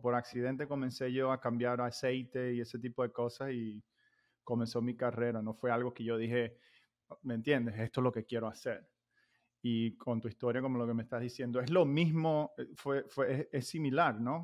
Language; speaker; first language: Spanish; native; Spanish